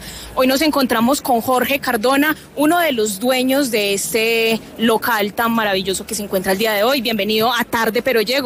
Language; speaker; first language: Spanish; native; Spanish